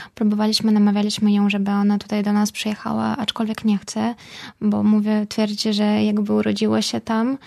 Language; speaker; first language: Polish; non-native, fluent; Russian